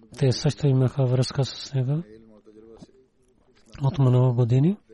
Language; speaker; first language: Bulgarian; non-native, learner; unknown